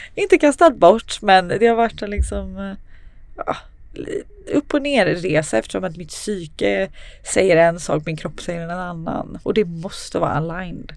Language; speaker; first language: Swedish; early bilingual, other home language; Serbian